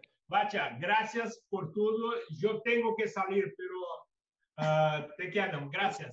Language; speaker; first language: Spanish; non-native, learner; Portuguese